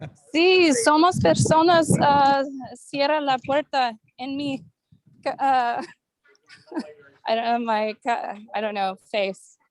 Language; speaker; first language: Spanish; non-native, learner; English